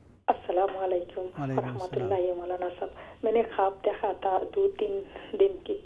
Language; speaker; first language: Hindi; non-native, local second language; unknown